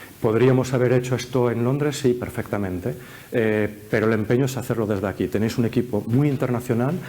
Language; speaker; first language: Spanish; early bilingual, heritage; Spanish